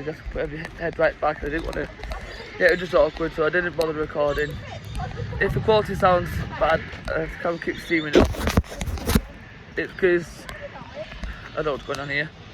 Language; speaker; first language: English; native; English